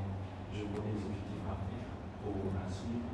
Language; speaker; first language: French; non-native, fluent; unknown